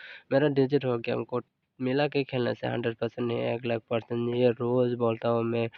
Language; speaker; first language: Hindi; non-native, local second language; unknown